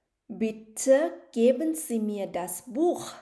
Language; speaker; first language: German; non-native, fluent; Thai